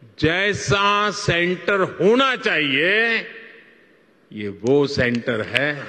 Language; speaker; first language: Hindi; non-native, local second language; Gujarati